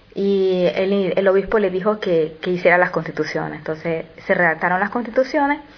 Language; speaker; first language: Spanish; native; Spanish